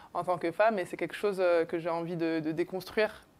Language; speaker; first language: French; native; French